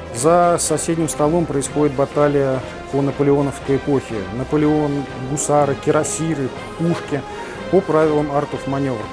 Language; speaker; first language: Russian; native; Russian